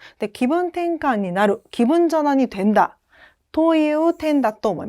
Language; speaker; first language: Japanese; non-native, fluent; Korean